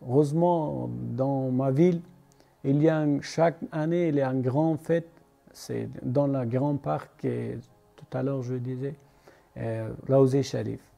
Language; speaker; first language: French; non-native, learner; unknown